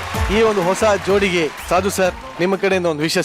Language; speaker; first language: Kannada; native; Kannada